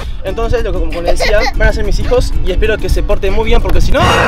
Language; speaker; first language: Spanish; native; Spanish